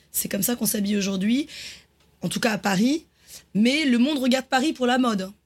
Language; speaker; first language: French; native; French